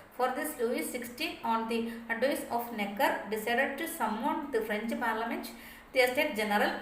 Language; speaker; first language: English; non-native, local second language; Malayalam